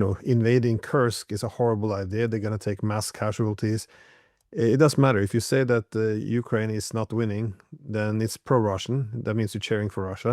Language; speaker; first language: English; non-native, fluent; Norwegian